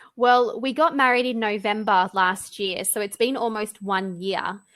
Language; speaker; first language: English; native; English